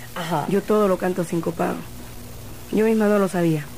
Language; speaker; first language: Spanish; native; Spanish